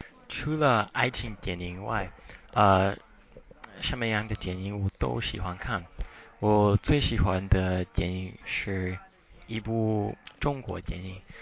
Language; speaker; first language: Chinese; non-native, fluent; English